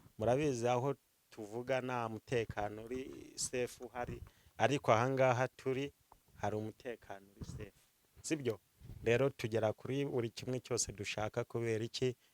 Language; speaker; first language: Kinyarwanda; early bilingual, other home language; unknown